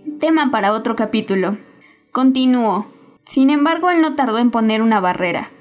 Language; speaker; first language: Spanish; native; Spanish